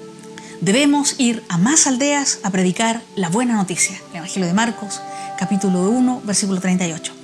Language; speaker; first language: Spanish; native; Spanish